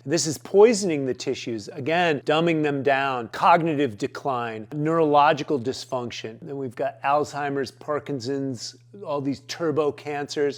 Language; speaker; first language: English; native; English